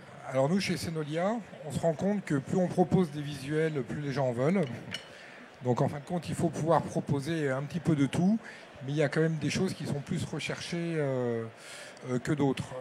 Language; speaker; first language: French; native; French